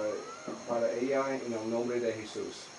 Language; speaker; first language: Spanish; non-native, learner; English